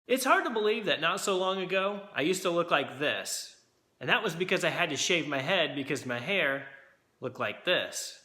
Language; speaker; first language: English; native; English